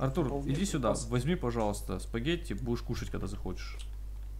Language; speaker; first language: Russian; native; Russian